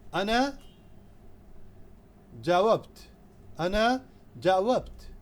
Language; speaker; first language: Arabic; non-native, fluent; Urdu